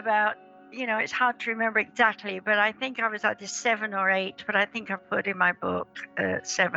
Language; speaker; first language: English; native; English